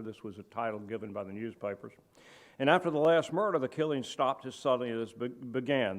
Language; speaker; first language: English; native; English